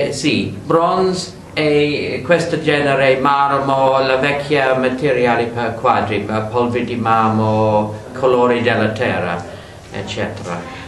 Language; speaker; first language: Italian; non-native, learner; English